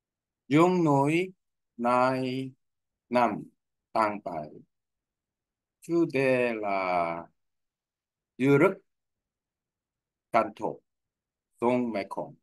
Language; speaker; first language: Vietnamese; non-native, learner; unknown